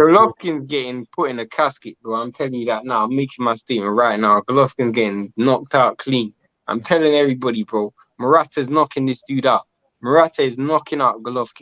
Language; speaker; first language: English; native; English